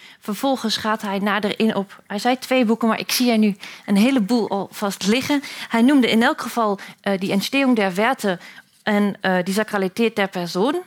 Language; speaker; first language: Dutch; native; Dutch